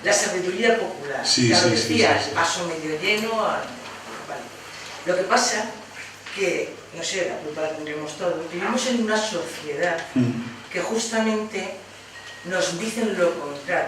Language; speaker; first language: Spanish; native; Spanish